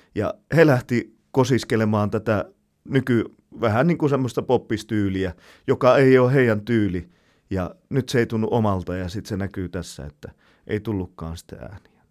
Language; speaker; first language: Finnish; native; Finnish